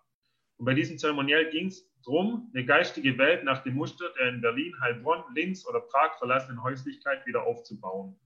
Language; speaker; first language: German; native; German